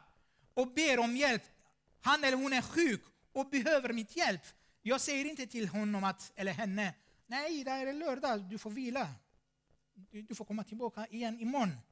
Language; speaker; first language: Swedish; non-native, fluent; Armenian